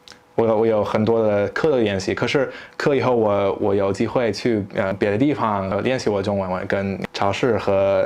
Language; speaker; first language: Chinese; non-native, learner; English